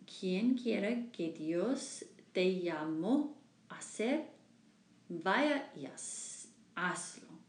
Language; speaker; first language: Spanish; non-native, learner; English